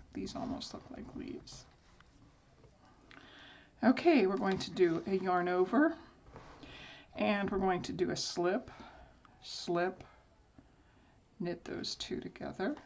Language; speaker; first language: English; native; English